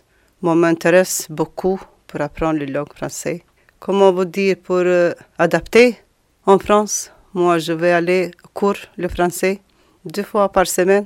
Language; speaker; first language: French; non-native, learner; Albanian